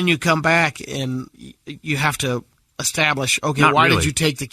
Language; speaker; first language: English; native; English